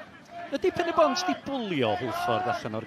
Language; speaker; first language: Welsh; native; Welsh